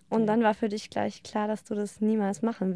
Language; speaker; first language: German; native; German